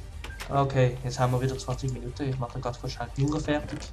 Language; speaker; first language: German; native; German